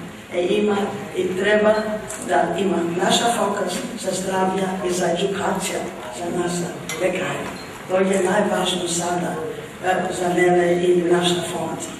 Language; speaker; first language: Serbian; early bilingual, heritage; English